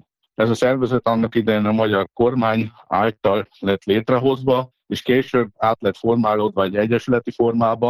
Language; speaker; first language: Hungarian; native; Hungarian